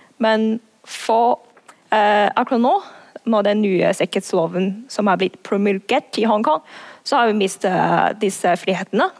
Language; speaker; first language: Norwegian; non-native, fluent; Cantonese